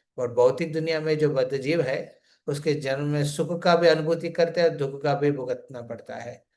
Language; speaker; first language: Hindi; non-native, local second language; Telugu